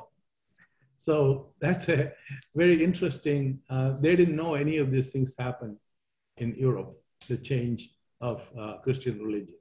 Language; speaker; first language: English; non-native, local second language; Malayalam